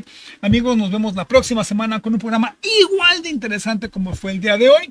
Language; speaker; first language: Spanish; native; Spanish